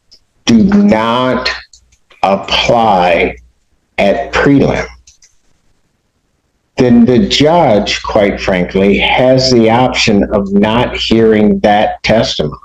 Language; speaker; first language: English; native; English